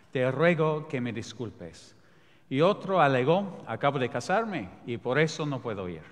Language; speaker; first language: Spanish; non-native, fluent; English